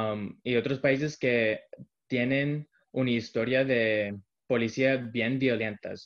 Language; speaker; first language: Spanish; early bilingual, heritage; Spanish